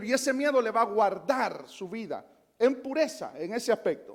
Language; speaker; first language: Spanish; native; Spanish